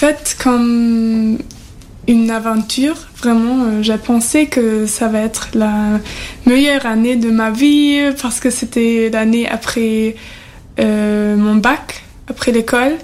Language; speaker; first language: French; non-native, learner; German